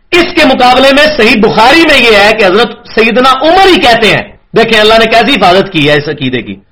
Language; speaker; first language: Urdu; non-native, local second language; Punjabi